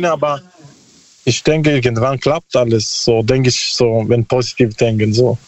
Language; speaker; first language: German; non-native, learner; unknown